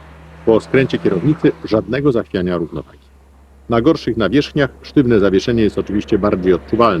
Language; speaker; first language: Polish; native; Polish